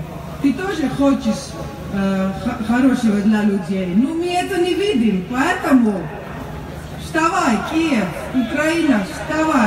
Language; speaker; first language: Russian; non-native, learner; Dutch